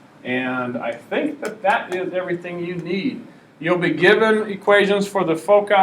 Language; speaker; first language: English; native; English